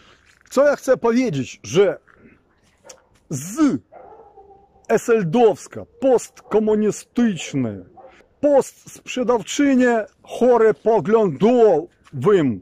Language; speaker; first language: Polish; non-native, fluent; Ukrainian